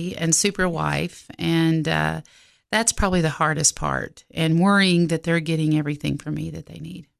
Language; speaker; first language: English; native; English